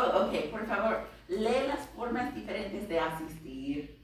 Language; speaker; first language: Spanish; non-native, fluent; English